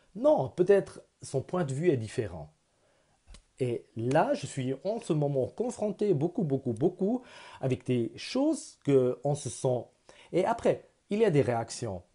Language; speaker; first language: French; non-native, local second language; German